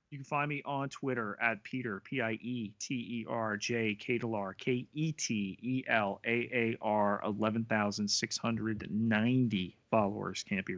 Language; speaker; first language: English; native; English